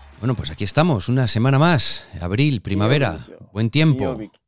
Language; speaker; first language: Spanish; non-native, fluent; Japanese